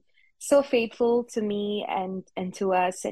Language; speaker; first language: English; non-native, fluent; French